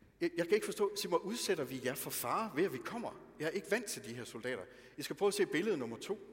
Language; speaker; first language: Danish; native; Danish